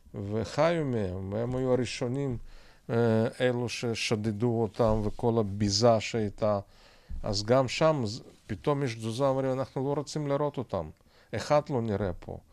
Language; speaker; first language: Hebrew; non-native, fluent; Russian